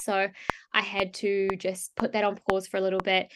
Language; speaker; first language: English; native; English